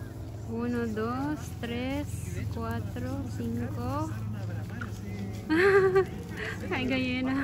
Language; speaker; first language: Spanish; non-native, learner; Filipino